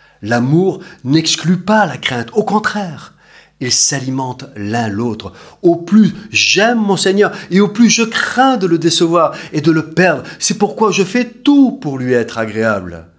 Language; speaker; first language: French; native; French